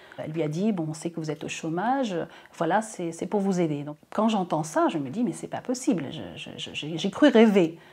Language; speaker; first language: French; early bilingual, other home language; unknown